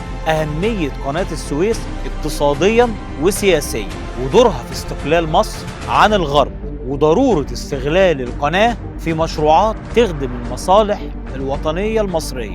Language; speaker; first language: Arabic; native; Arabic